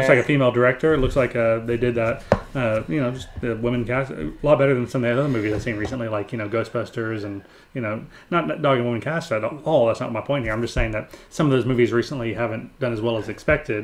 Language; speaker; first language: English; native; English